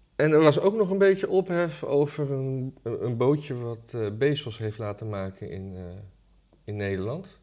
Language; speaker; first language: Dutch; native; Dutch